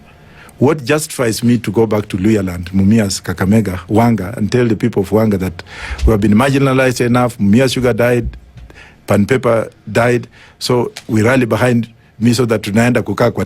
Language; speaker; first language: English; non-native, local second language; Luyia